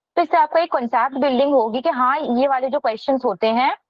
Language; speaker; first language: Hindi; native; Hindi